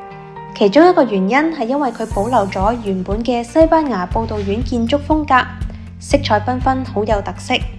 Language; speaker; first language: Chinese; native; Chinese